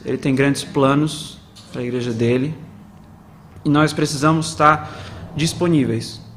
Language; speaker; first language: Portuguese; native; Portuguese